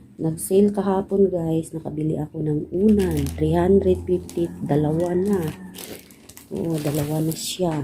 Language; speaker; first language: Filipino; non-native, local second language; Cebuano